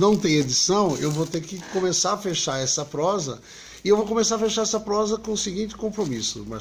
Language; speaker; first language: Portuguese; native; Portuguese